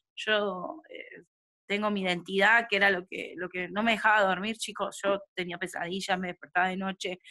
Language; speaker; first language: Spanish; native; Spanish